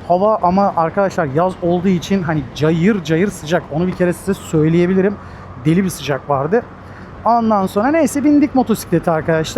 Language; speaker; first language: Turkish; native; Turkish